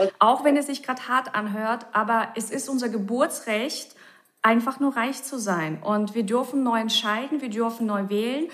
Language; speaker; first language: German; native; German